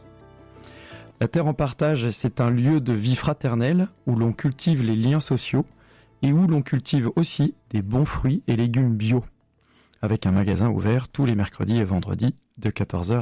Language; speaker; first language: French; native; French